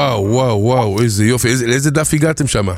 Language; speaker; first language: Hebrew; native; Hebrew